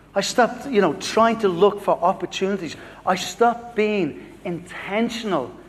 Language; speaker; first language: English; native; English